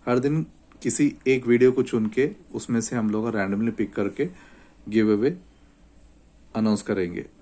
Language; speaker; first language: Hindi; non-native, local second language; Telugu